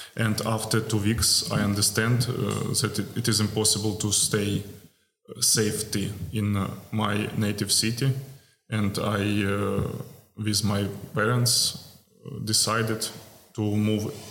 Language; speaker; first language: English; non-native, learner; Ukrainian